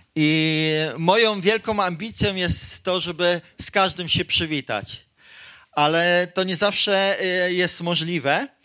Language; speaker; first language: Polish; native; Polish